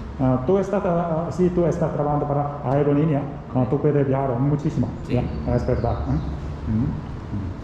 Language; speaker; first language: Spanish; non-native, learner; Korean